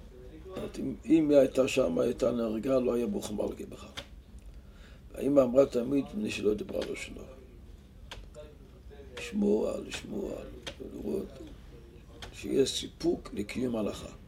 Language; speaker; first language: Hebrew; non-native, local second language; Yiddish